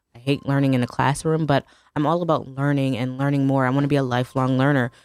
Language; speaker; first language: English; native; English